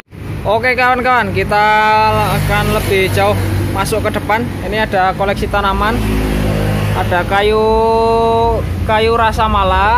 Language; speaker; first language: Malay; non-native, local second language; Javanese